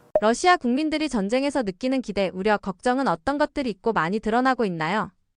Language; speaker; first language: Korean; native; Korean